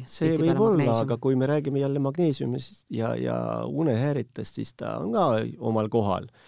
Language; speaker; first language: Estonian; non-native, local second language; Russian